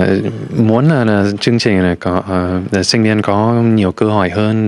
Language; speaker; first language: Vietnamese; non-native, fluent; English